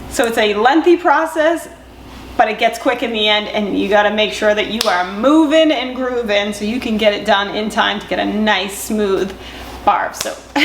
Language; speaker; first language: English; native; English